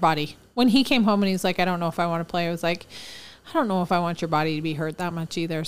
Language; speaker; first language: English; native; English